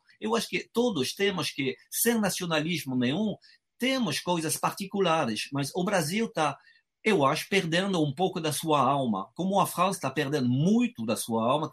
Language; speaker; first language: Portuguese; non-native, fluent; French